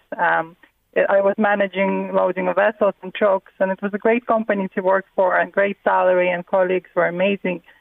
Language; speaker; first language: English; non-native, fluent; Russian